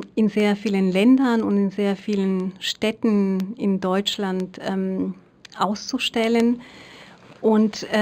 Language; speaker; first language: German; non-native, fluent; Spanish